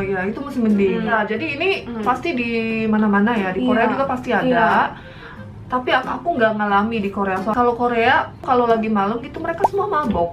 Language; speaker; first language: Indonesian; early bilingual, heritage; Korean